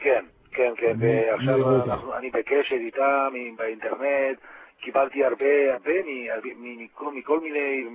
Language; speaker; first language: Hebrew; non-native, fluent; Spanish